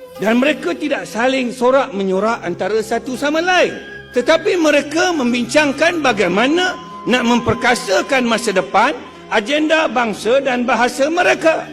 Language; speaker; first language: Malay; non-native, local second language; Chinese